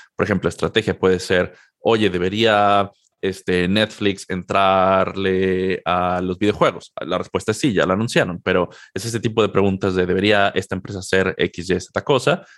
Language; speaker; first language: Spanish; native; Spanish